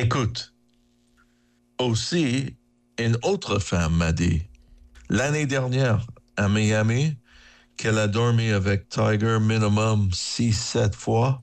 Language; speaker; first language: French; non-native, learner; English